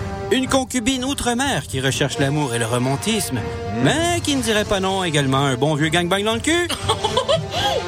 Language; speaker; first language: French; native; French